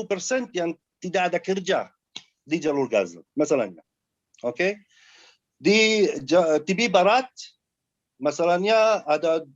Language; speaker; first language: Indonesian; non-native, learner; Arabic